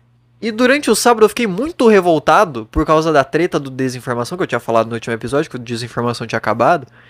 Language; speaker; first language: Portuguese; native; Portuguese